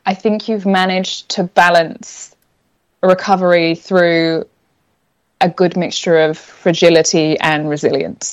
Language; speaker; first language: English; native; English